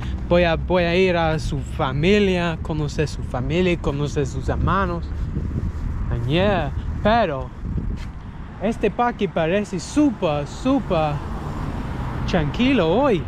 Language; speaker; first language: Spanish; non-native, learner; English